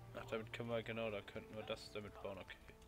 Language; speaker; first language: German; native; German